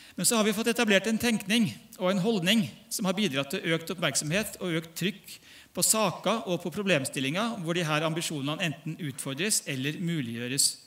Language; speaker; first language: Norwegian; native; Norwegian